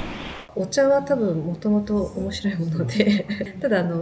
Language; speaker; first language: Japanese; native; Japanese